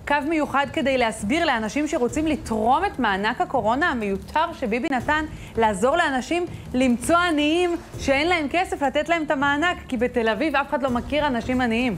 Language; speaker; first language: Hebrew; native; Hebrew